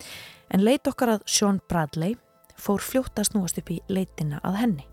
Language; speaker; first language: Icelandic; native; Icelandic